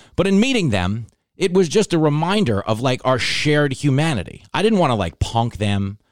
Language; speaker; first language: English; native; English